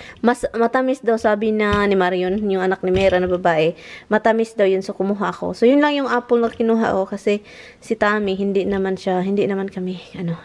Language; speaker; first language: Filipino; non-native, local second language; Cebuano